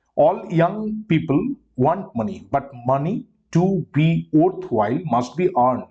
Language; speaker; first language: English; non-native, local second language; Bangla